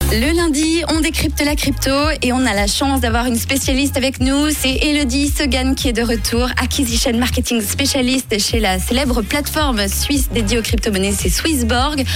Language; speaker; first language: French; native; French